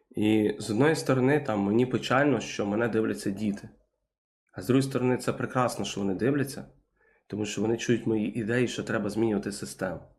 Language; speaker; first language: Ukrainian; native; Ukrainian